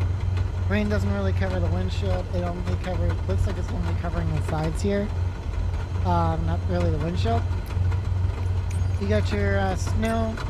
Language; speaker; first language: English; native; English